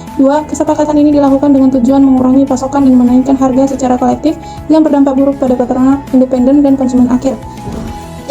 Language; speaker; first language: Indonesian; native; Indonesian